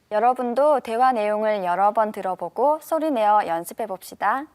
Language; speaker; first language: Korean; native; Korean